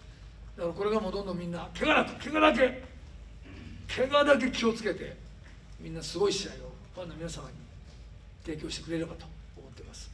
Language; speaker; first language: Japanese; native; Japanese